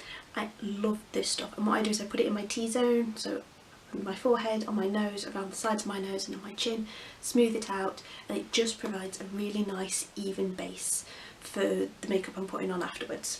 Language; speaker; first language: English; native; English